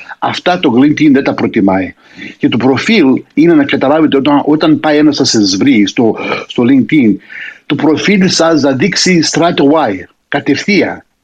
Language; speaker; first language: Greek; early bilingual, heritage; Greek